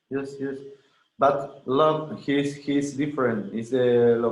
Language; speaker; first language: English; non-native, learner; Spanish